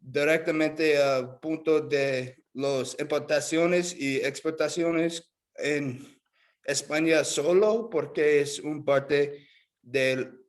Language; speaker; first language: Spanish; non-native, learner; English